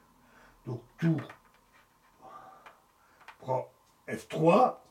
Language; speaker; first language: French; native; French